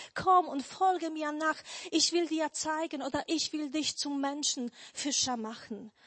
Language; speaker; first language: German; non-native, fluent; Polish